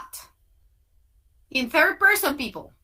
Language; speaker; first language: English; non-native, fluent; Spanish